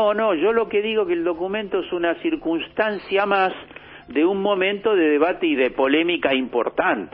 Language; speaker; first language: Spanish; native; Spanish